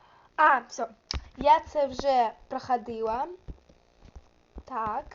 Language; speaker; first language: Ukrainian; non-native, learner; Russian